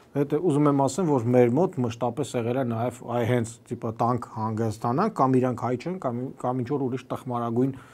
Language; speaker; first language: Armenian; native; Armenian